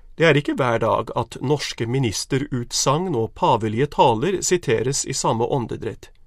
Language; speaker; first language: Norwegian; native; Norwegian